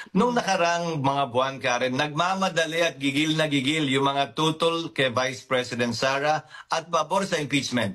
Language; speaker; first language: Filipino; native; Filipino